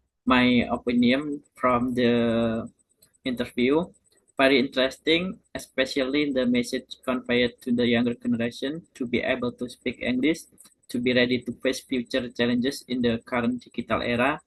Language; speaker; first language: English; non-native, learner; Indonesian